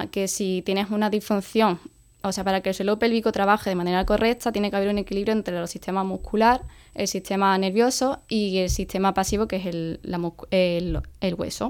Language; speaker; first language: Spanish; native; Spanish